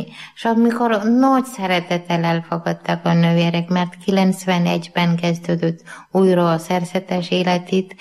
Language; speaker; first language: Hungarian; non-native, learner; Malayalam